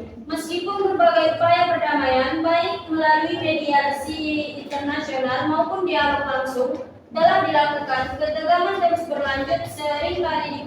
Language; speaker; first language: Indonesian; native; Indonesian